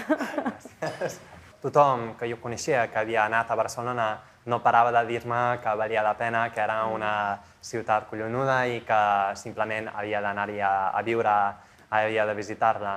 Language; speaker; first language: Catalan; non-native, fluent; English